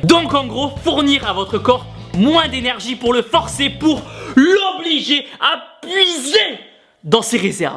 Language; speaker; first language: French; native; French